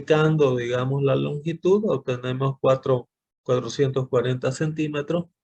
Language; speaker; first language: Spanish; native; Spanish